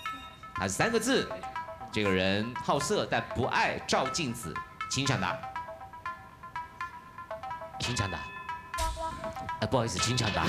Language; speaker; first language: Chinese; native; Chinese